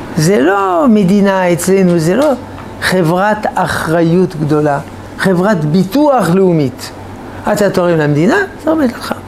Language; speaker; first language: Hebrew; non-native, fluent; French